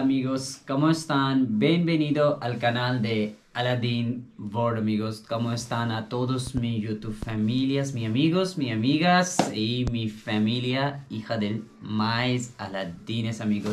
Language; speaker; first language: Spanish; non-native, learner; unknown